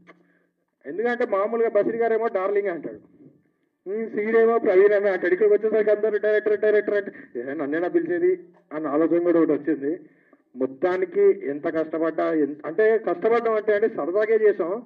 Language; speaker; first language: Telugu; native; Telugu